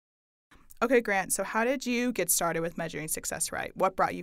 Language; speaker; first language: English; native; English